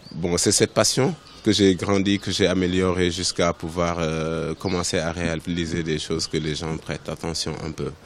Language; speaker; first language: French; non-native, local second language; Wolof